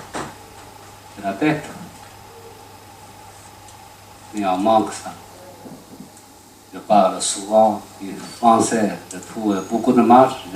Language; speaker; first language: French; non-native, learner; Chinese